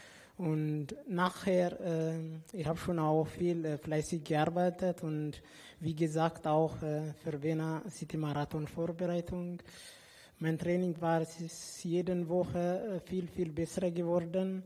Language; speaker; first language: German; non-native, fluent; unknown